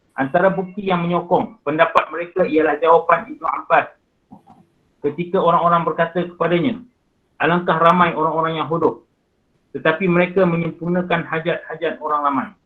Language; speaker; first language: Malay; native; Malay